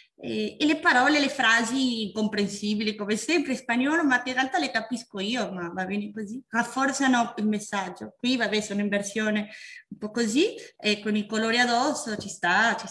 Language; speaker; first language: Italian; non-native, fluent; Spanish